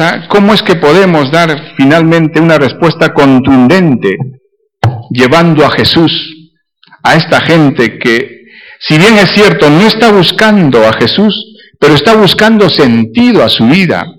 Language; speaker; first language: Spanish; native; Spanish